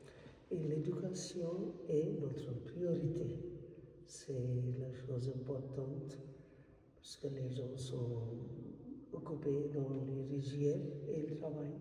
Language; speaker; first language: French; non-native, fluent; Bangla